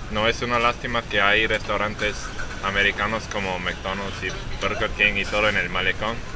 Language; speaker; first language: Spanish; non-native, learner; English